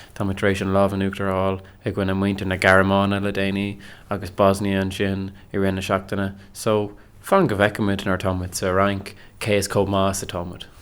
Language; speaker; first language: Irish; non-native, local second language; English